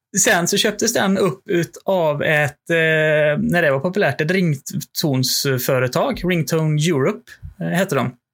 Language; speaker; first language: Swedish; native; Swedish